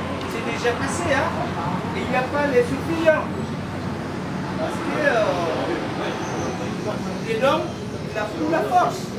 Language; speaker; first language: French; non-native, learner; Indonesian